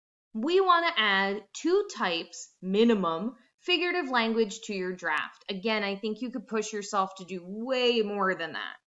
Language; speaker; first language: English; native; English